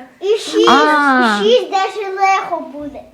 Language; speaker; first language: Ukrainian; non-native, local second language; Russian